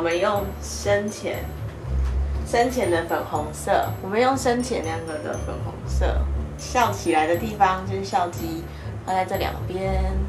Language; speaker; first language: Chinese; native; Chinese